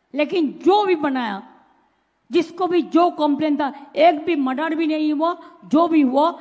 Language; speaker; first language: Hindi; non-native, local second language; Bangla